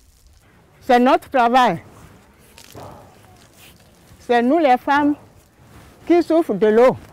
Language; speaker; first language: French; non-native, learner; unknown